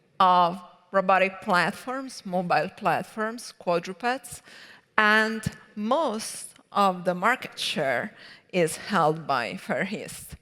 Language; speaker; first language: English; non-native, fluent; Italian